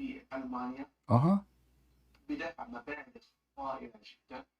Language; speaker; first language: Arabic; native; Arabic